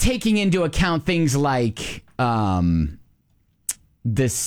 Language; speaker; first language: English; native; English